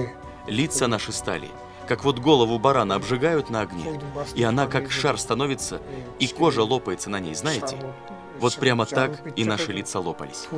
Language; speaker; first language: Russian; native; Russian